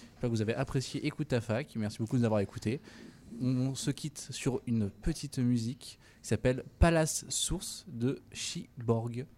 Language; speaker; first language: French; native; French